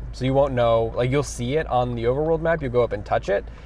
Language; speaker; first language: English; native; English